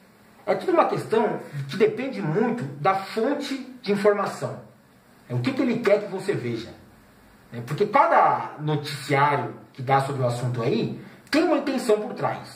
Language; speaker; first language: Portuguese; native; Portuguese